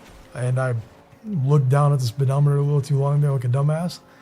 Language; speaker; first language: English; native; English